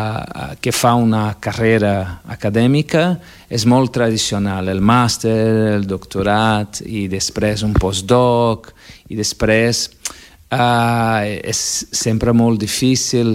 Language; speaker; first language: Catalan; non-native, fluent; Portuguese